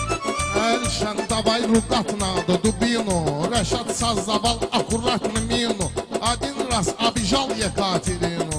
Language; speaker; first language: Russian; non-native, learner; Azerbaijani